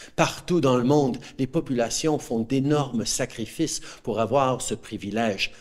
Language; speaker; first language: French; early bilingual, heritage; French